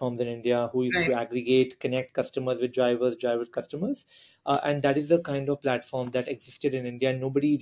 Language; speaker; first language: English; non-native, local second language; Hindi